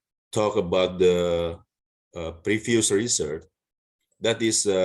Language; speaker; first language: English; non-native, learner; Indonesian